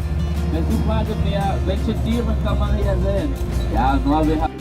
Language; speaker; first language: German; non-native, learner; Spanish